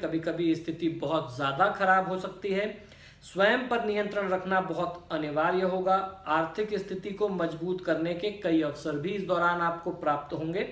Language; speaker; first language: Hindi; native; Hindi